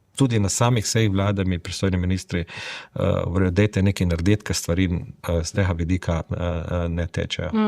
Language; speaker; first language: Slovenian; native; Slovenian